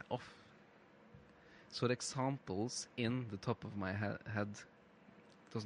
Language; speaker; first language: English; non-native, fluent; Norwegian